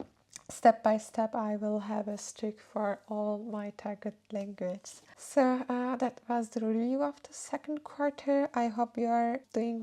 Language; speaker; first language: English; non-native, fluent; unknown